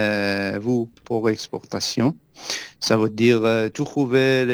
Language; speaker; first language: French; non-native, fluent; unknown